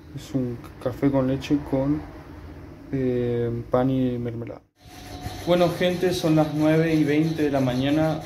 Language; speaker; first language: Spanish; native; Spanish